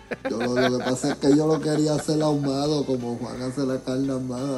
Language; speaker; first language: Spanish; native; Spanish